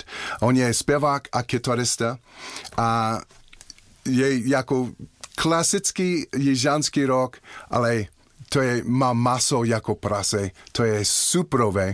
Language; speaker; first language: Czech; non-native, learner; English